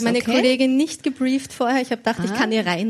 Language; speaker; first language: German; native; German